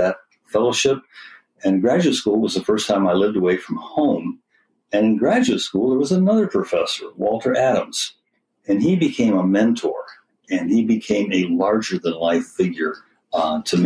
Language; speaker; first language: English; native; English